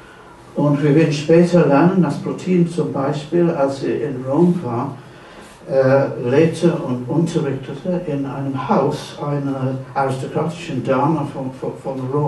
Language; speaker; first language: German; non-native, fluent; English